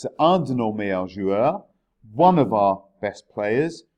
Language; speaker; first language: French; non-native, fluent; English